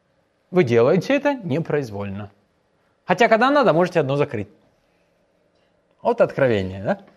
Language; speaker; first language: Russian; native; Russian